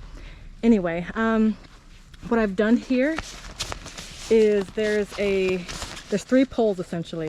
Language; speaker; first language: English; native; English